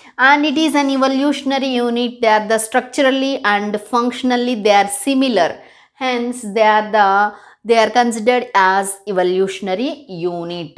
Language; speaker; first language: English; non-native, local second language; Telugu